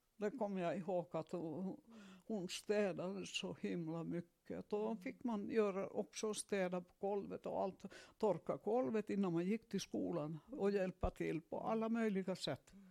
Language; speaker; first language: Swedish; non-native, fluent; Finnish